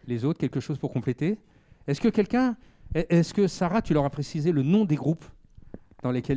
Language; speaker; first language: French; native; French